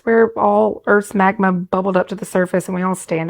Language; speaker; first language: English; native; English